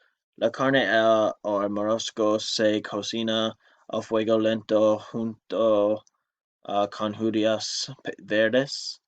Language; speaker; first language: Spanish; non-native, learner; English